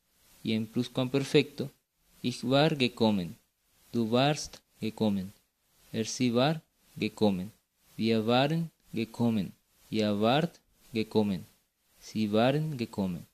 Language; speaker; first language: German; non-native, fluent; Spanish